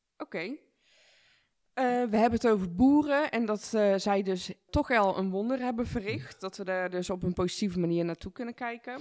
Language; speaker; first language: Dutch; early bilingual, other home language; Persian